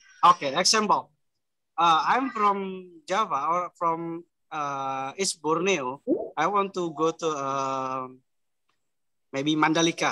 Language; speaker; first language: English; non-native, learner; Indonesian